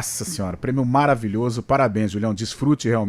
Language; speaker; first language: Portuguese; native; Portuguese